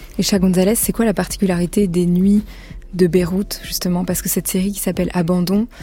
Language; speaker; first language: French; native; French